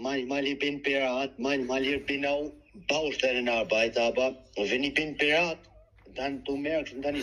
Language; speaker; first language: German; non-native, learner; Albanian